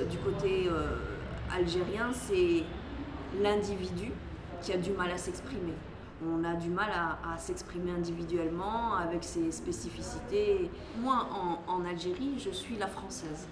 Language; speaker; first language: French; native; French